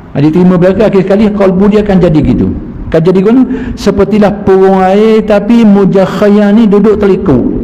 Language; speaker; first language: Malay; native; Malay